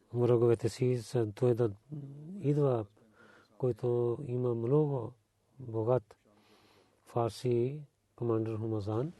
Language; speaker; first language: Bulgarian; non-native, learner; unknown